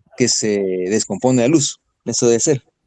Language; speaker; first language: Spanish; native; Spanish